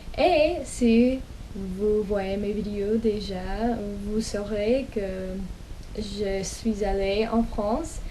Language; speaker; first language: French; non-native, fluent; English